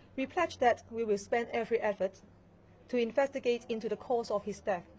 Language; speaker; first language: English; non-native, local second language; Chinese